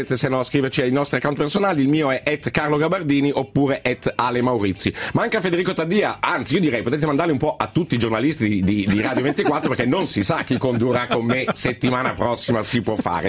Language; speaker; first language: Italian; native; Italian